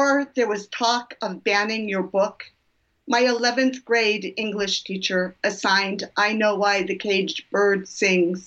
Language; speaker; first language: English; native; English